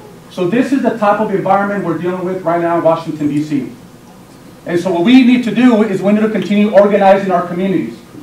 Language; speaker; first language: English; early bilingual, other home language; Spanish